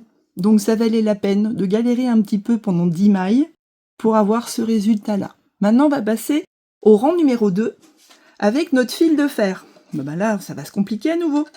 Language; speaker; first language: French; native; French